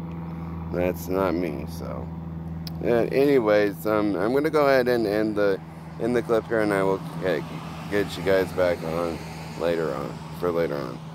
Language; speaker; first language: English; native; English